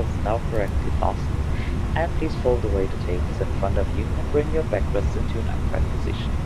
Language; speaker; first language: English; non-native, fluent; German